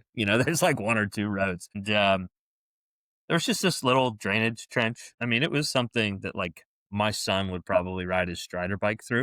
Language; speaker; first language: English; native; English